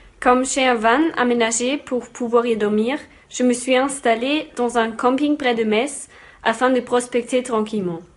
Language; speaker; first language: French; non-native, fluent; German